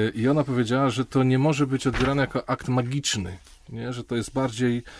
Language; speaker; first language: Polish; native; Polish